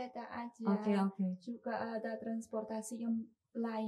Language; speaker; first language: Indonesian; non-native, learner; Chinese